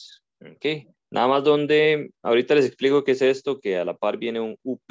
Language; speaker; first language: Spanish; native; Spanish